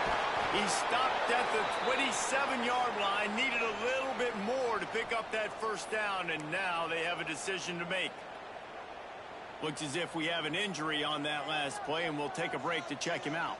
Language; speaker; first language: English; native; English